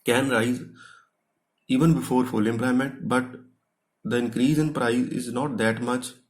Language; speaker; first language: English; non-native, local second language; Punjabi